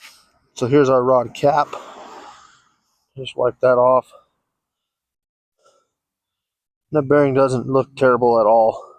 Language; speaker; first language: English; native; English